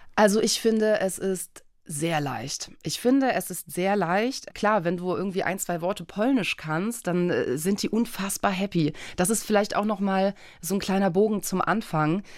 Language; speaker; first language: German; early bilingual, other home language; Polish